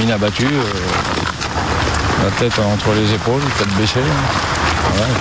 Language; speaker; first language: French; native; French